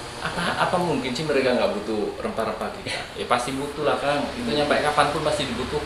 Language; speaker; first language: Indonesian; native; Indonesian